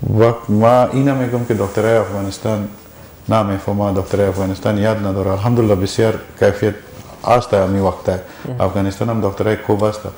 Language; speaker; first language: Persian; non-native, learner; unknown